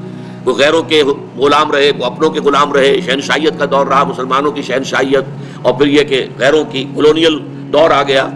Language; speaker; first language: Urdu; native; Urdu